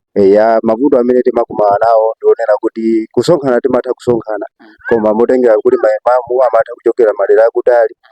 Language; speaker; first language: Nyanja; native; Nyanja